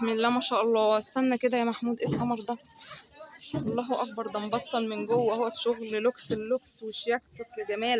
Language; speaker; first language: Arabic; native; Arabic